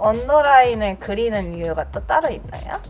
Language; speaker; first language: Korean; native; Korean